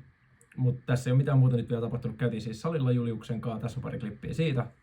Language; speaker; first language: Finnish; native; Finnish